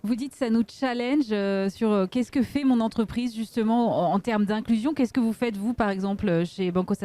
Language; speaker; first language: French; native; French